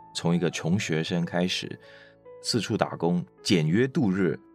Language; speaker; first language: Chinese; non-native, local second language; Hakka Chinese